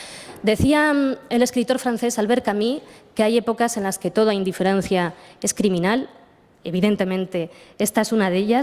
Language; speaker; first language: Spanish; native; Spanish